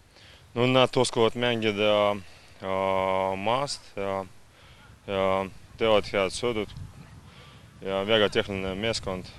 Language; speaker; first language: Estonian; non-native, local second language; Russian